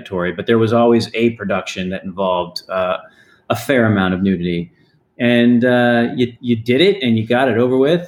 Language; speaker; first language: English; native; English